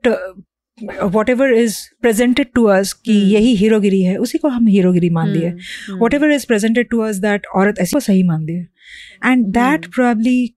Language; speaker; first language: English; non-native, local second language; Bangla